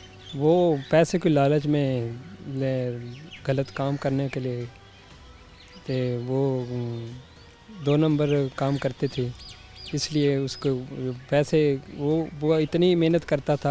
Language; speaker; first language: Hindi; non-native, local second language; Punjabi